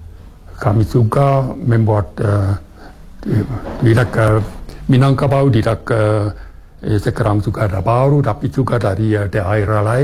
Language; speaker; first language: Indonesian; non-native, fluent; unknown